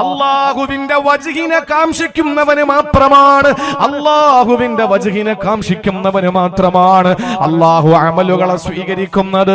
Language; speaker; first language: Malayalam; native; Malayalam